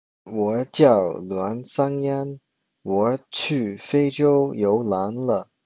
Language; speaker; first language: Chinese; early bilingual, heritage; Chinese